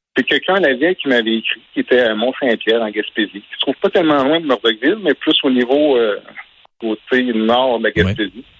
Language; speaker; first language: French; native; French